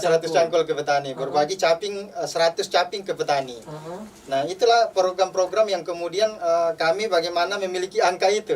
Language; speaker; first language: Indonesian; native; Indonesian